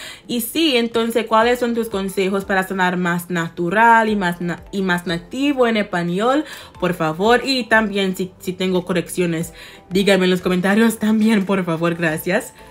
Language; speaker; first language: Spanish; non-native, fluent; English